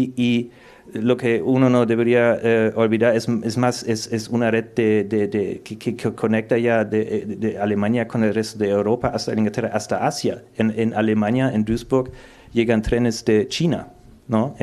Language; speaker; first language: Spanish; non-native, fluent; German